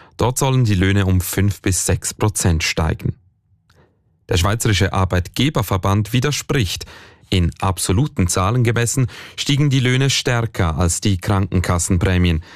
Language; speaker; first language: German; native; German